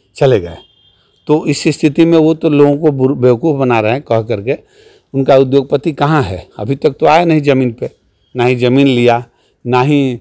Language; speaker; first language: Hindi; native; Hindi